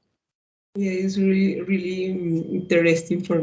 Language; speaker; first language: English; non-native, learner; Spanish